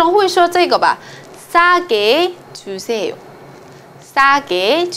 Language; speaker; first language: Korean; non-native, fluent; Chinese